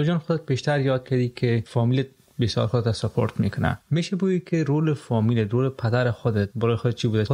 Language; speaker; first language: Persian; native; Persian